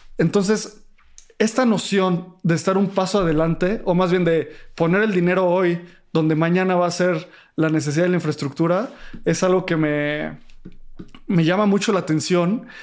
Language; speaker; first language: Spanish; native; Spanish